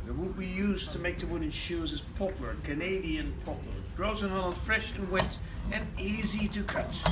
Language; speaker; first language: English; non-native, fluent; Dutch